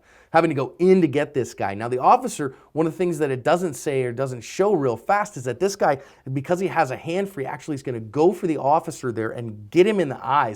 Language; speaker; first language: English; native; English